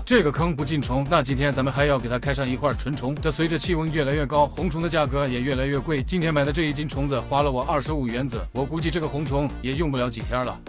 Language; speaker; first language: Chinese; native; Chinese